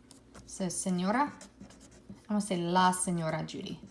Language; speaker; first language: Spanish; non-native, fluent; English